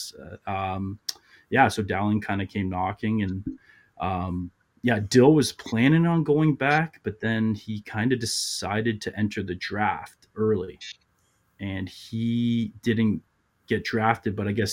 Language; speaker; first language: English; native; English